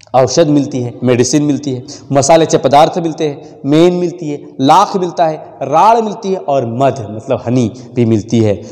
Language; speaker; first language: Hindi; non-native, local second language; Marathi